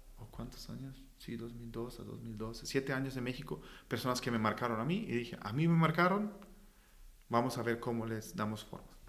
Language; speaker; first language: Spanish; non-native, fluent; German